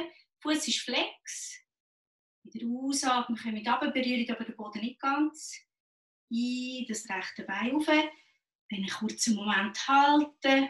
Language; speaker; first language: German; native; German